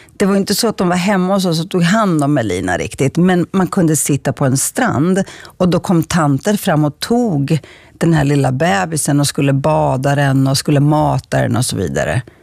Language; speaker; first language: Swedish; early bilingual, other home language; Greek